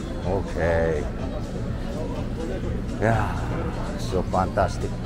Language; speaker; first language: English; non-native, learner; Korean